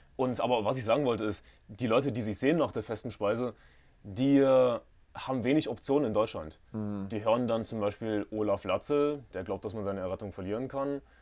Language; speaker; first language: German; native; German